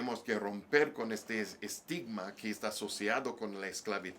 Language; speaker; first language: Spanish; non-native, learner; English